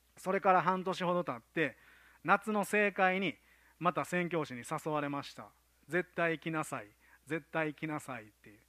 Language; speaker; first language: Japanese; native; Japanese